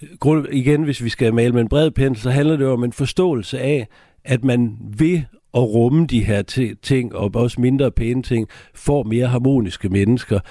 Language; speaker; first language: Danish; native; Danish